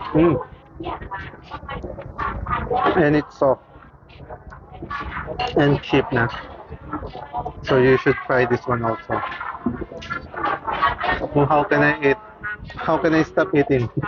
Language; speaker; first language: English; non-native, fluent; Thai